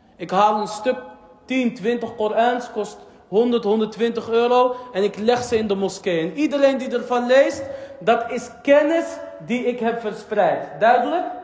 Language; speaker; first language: Dutch; early bilingual, other home language; Arabic